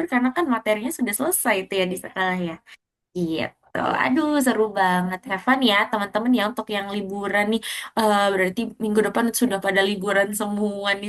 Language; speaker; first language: Indonesian; native; Indonesian